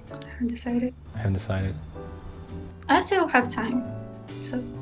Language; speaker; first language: English; non-native, fluent; Russian